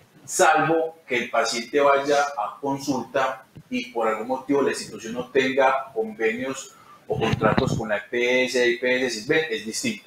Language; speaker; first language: Spanish; native; Spanish